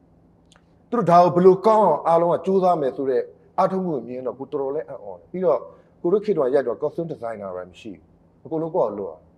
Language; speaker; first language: Burmese; native; Burmese